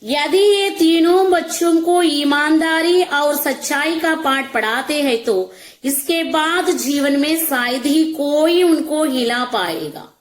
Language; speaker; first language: Hindi; non-native, local second language; Telugu